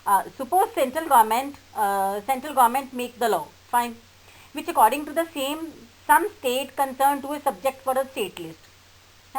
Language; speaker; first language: English; non-native, local second language; Hindi